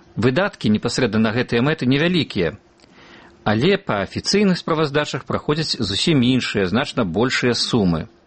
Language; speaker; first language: Belarusian; native; Belarusian